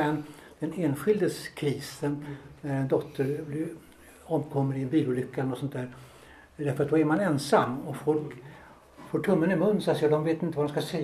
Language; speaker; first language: Swedish; native; Swedish